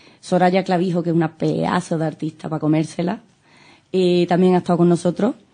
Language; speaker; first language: Spanish; native; Spanish